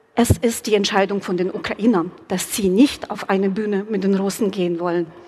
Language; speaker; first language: German; non-native, fluent; Ukrainian